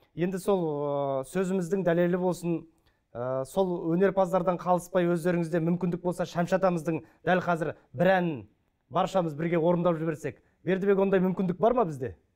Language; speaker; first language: Kazakh; native; Kazakh